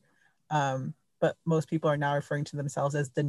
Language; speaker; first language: English; early bilingual, other home language; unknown